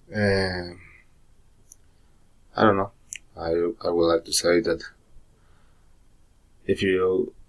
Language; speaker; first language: English; non-native, learner; Spanish